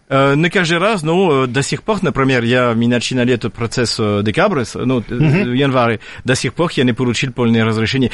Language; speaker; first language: Russian; non-native, fluent; French